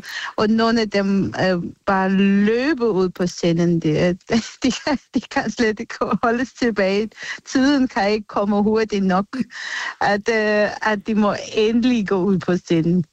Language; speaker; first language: Danish; non-native, fluent; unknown